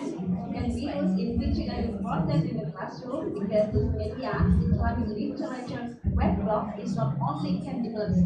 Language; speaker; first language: English; non-native, learner; Indonesian